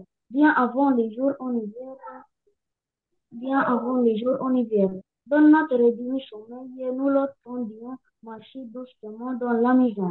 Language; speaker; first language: French; non-native, learner; Arabic